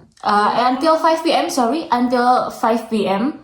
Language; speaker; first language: English; non-native, learner; Indonesian